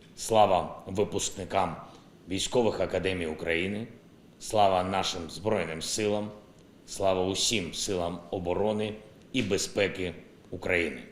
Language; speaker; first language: Ukrainian; non-native, local second language; Russian